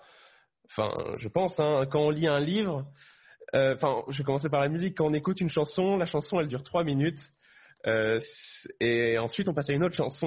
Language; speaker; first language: French; native; French